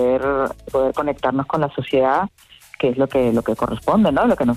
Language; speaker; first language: Spanish; native; Spanish